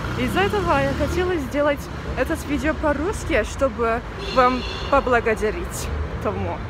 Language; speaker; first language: Russian; non-native, learner; Turkish